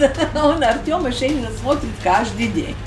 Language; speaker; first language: Russian; non-native, fluent; Serbian